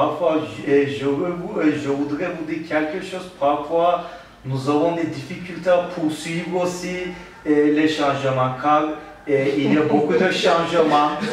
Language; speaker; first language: French; non-native, learner; Turkish